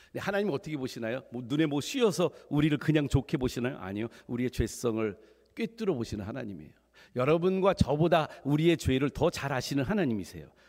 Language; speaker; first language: Korean; early bilingual, heritage; Korean